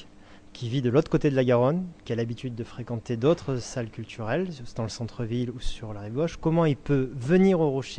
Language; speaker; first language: French; native; French